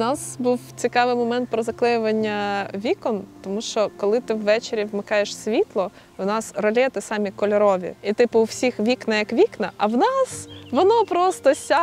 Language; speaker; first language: Ukrainian; native; Ukrainian